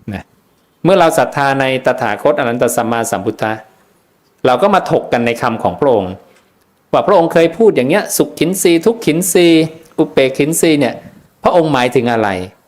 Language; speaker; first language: Thai; native; Thai